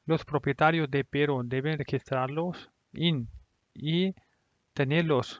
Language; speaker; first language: Spanish; non-native, learner; Hindi